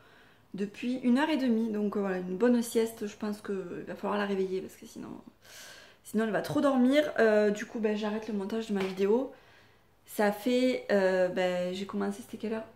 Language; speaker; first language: French; native; French